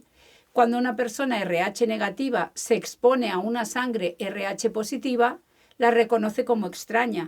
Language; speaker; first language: Spanish; native; Spanish